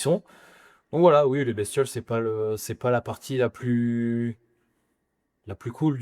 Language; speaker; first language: French; native; French